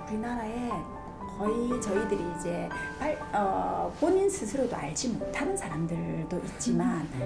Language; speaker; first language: Korean; native; Korean